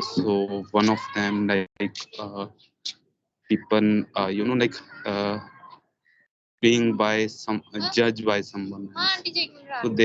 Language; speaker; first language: English; non-native, learner; Hindi